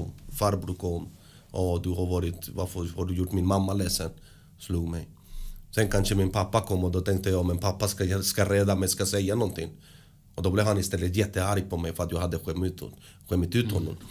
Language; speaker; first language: Swedish; early bilingual, other home language; Spanish